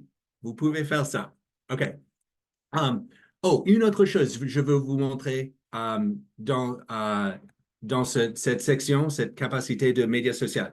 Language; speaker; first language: French; non-native, learner; English